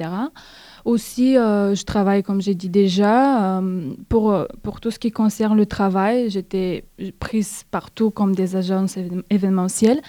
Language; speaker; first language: French; non-native, fluent; Bulgarian